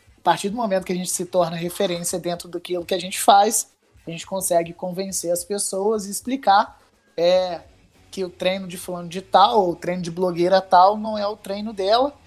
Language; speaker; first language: Portuguese; native; Portuguese